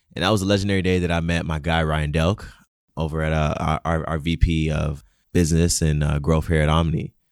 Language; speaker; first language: English; non-native, local second language; Yoruba